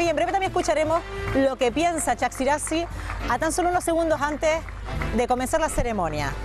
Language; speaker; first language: Spanish; native; Spanish